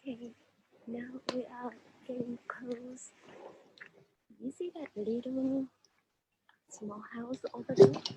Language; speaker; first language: English; non-native, learner; Vietnamese